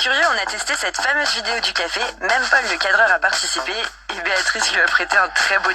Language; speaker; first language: French; native; French